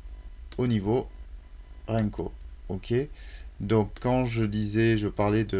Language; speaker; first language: French; native; French